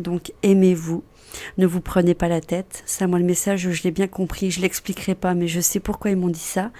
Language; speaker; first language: French; native; French